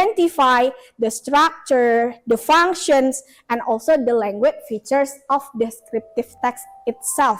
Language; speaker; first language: English; non-native, fluent; Indonesian